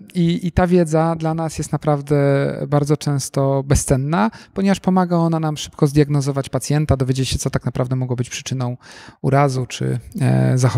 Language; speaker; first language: Polish; native; Polish